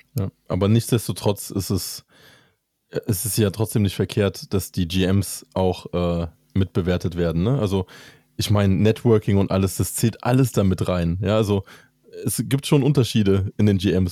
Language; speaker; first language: German; native; German